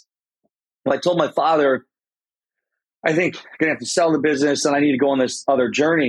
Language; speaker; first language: English; native; English